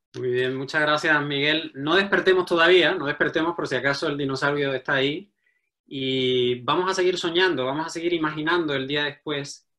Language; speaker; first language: Spanish; native; Spanish